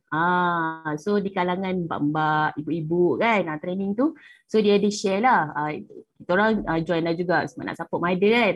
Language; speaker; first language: Malay; native; Malay